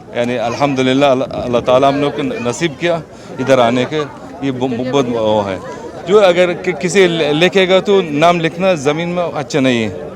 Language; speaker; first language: Hindi; non-native, learner; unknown